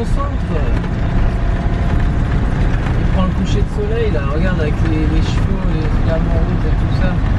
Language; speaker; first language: French; native; French